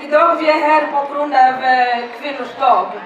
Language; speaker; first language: Swedish; non-native, learner; Swahili